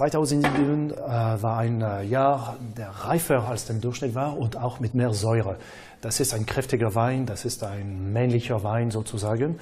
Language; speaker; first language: German; non-native, fluent; French